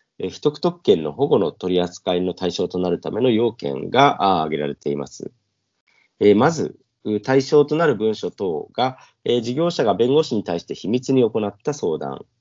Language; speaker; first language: Japanese; native; Japanese